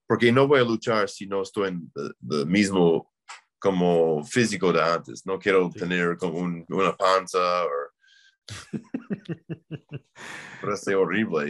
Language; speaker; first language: Spanish; non-native, learner; English